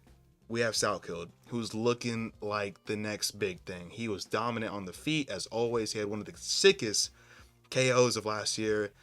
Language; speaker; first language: English; native; English